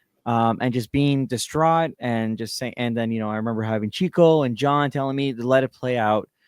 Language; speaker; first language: English; native; English